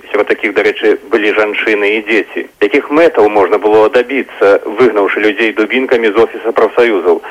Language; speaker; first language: Belarusian; native; Belarusian